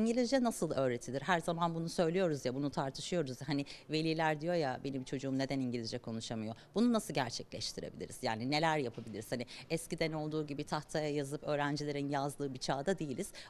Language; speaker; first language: Turkish; native; Turkish